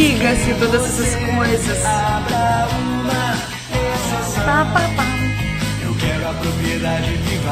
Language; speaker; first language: Portuguese; non-native, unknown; Russian